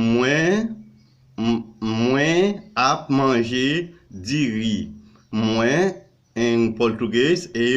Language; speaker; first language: Portuguese; non-native, learner; Haitian Creole